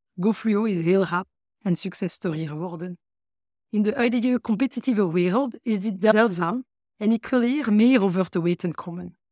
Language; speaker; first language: Dutch; non-native, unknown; French